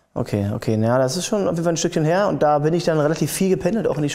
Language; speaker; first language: German; native; German